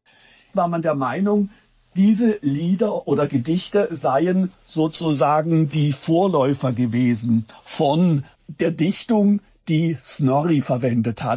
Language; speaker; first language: German; native; German